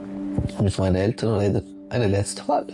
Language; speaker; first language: German; non-native, local second language; French